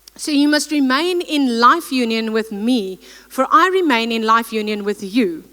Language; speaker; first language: English; non-native, local second language; Afrikaans